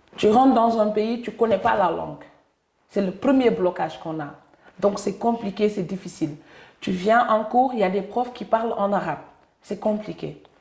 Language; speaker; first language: French; non-native, local second language; Wolof